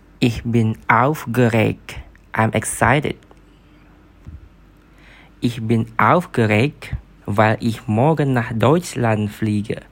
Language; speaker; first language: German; non-native, learner; English